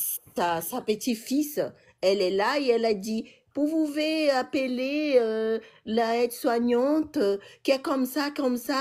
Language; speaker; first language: French; non-native, learner; Portuguese